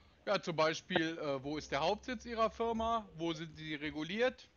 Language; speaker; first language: German; native; German